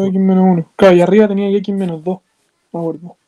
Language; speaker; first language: Spanish; native; Spanish